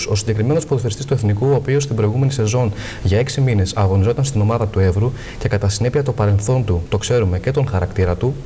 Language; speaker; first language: Greek; native; Greek